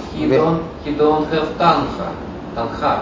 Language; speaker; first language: English; non-native, learner; Russian